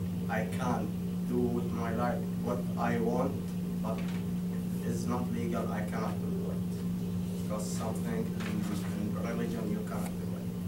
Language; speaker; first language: English; non-native, learner; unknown